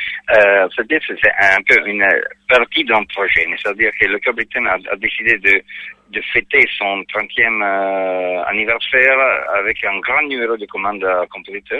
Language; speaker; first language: French; non-native, fluent; Italian